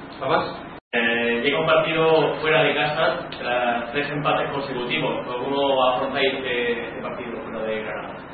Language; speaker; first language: Spanish; native; Spanish